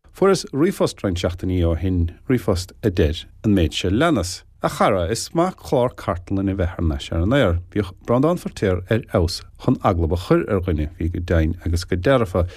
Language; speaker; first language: Irish; native; Irish